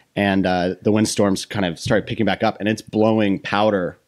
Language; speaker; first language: English; native; English